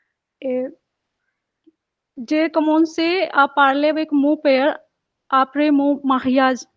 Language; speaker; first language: French; non-native, learner; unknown